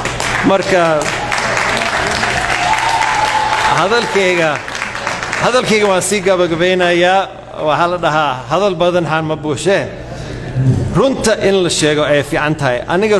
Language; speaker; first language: Somali; non-native, fluent; English